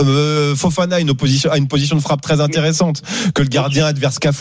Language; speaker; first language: French; native; French